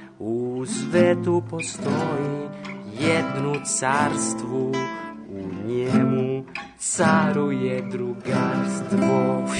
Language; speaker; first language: Serbian; non-native, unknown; Italian